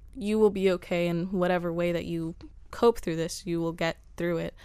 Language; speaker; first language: English; early bilingual, other home language; Spanish